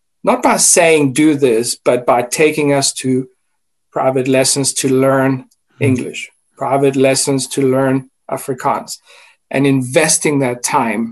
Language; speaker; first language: English; non-native, fluent; Greek